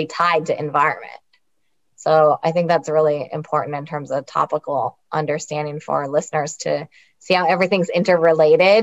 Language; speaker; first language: English; native; English